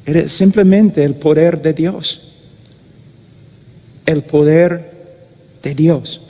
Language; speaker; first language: Spanish; non-native, fluent; English